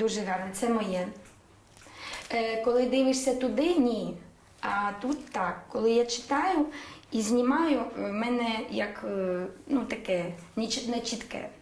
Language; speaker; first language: Ukrainian; non-native, local second language; Russian